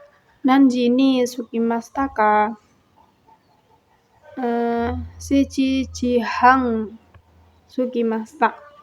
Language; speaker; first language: Japanese; non-native, learner; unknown